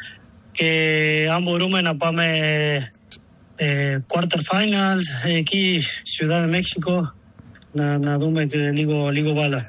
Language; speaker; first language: Greek; non-native, learner; Spanish